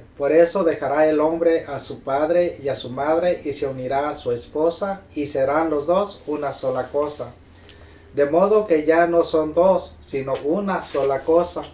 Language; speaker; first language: Spanish; native; Spanish